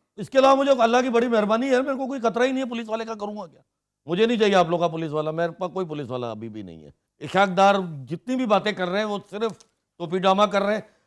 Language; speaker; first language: Urdu; non-native, local second language; Sindhi